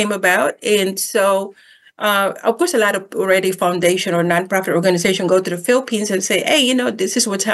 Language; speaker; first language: English; non-native, local second language; Filipino